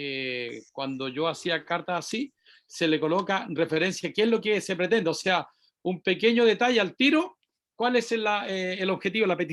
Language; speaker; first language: Spanish; native; Spanish